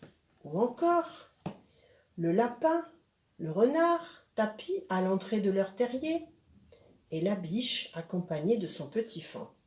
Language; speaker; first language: French; native; French